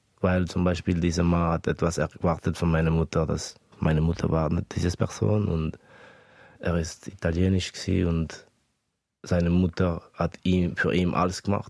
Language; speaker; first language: German; early bilingual, other home language; Estonian